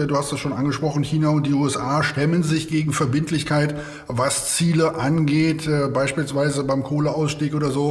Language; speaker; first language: German; native; German